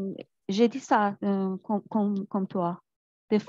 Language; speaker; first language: French; non-native, learner; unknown